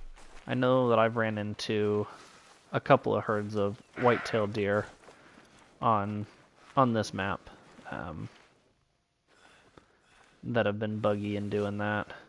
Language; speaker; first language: English; native; English